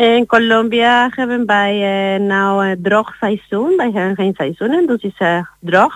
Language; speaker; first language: Dutch; non-native, learner; Spanish